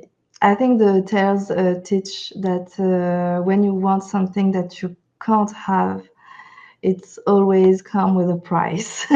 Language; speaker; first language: English; non-native, fluent; French